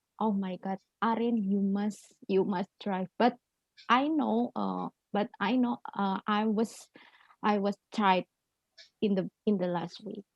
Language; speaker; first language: English; non-native, learner; Indonesian